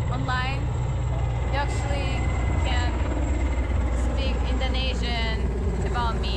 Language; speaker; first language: English; non-native, learner; Russian